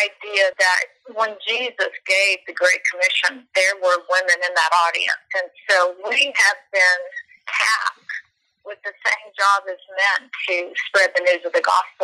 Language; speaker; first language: English; native; English